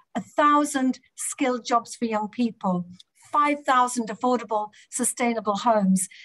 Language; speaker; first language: English; native; English